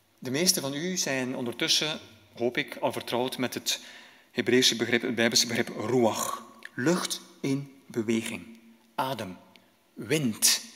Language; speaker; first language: Dutch; native; Dutch